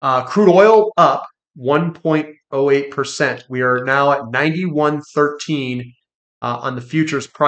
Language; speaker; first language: English; native; English